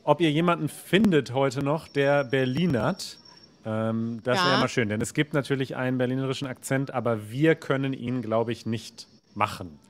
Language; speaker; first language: German; native; German